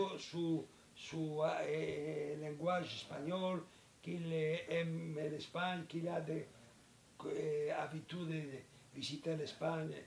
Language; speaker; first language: French; non-native, learner; Spanish